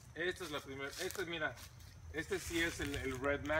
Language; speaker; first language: Spanish; native; Spanish